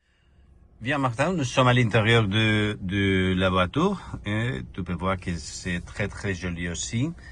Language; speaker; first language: French; non-native, learner; Spanish